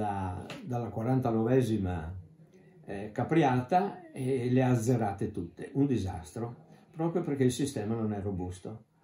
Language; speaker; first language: Italian; native; Italian